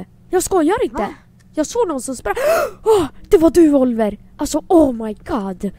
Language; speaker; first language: Swedish; native; Swedish